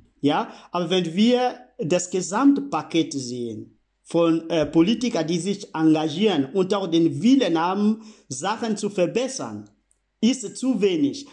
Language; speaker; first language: German; non-native, fluent; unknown